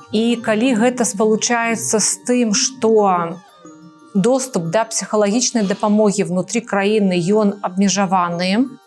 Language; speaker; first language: Belarusian; non-native, local second language; Russian